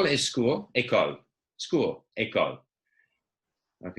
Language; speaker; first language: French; non-native, fluent; English